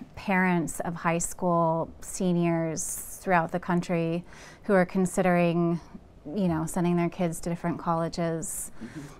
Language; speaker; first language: English; native; English